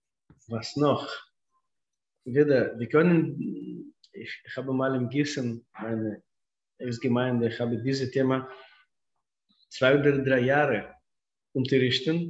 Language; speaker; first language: German; non-native, fluent; Russian